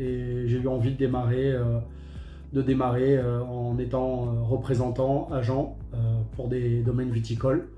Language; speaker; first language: French; native; French